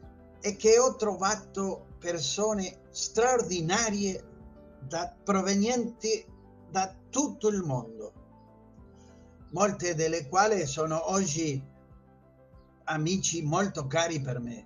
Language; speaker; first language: Italian; non-native, fluent; Spanish